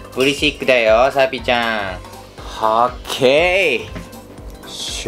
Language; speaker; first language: Indonesian; non-native, learner; Japanese